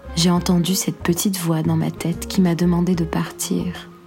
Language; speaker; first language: French; non-native, local second language; Arabic